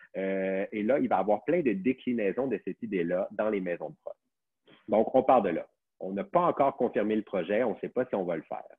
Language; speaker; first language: French; native; French